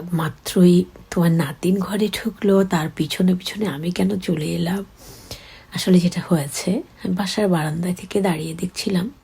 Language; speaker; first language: Bangla; early bilingual, heritage; Bangla